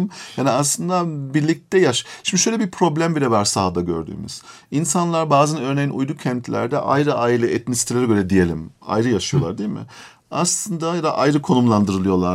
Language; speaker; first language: Turkish; native; Turkish